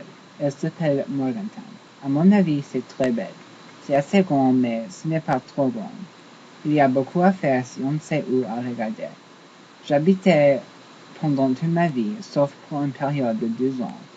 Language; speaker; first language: French; non-native, learner; English